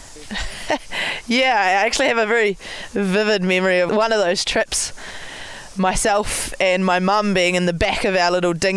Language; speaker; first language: English; native; English